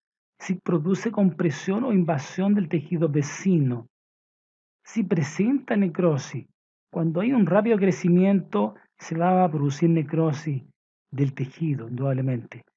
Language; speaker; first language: Spanish; native; Spanish